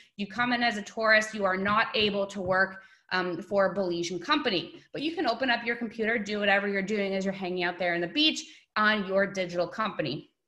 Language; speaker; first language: English; native; English